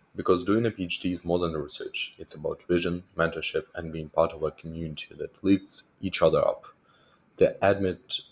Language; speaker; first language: English; non-native, fluent; Russian